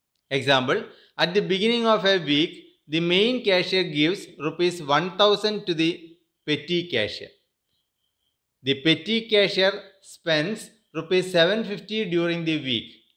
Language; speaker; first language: English; non-native, local second language; Malayalam